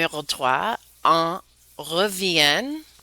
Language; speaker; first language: French; non-native, fluent; English